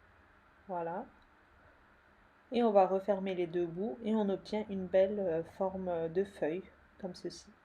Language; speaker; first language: French; native; French